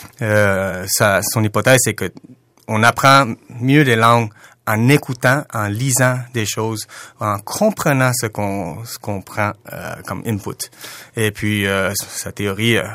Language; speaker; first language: French; non-native, fluent; Chinese